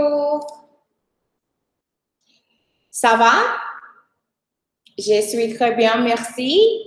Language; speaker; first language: French; non-native, fluent; Portuguese